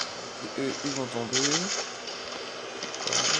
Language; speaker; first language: French; native; French